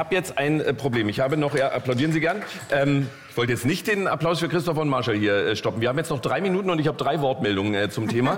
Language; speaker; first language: German; native; German